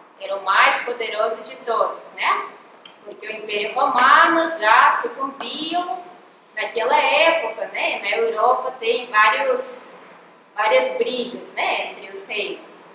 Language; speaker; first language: Portuguese; non-native, fluent; Russian